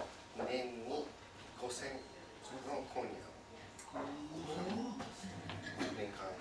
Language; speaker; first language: Japanese; early bilingual, heritage; Japanese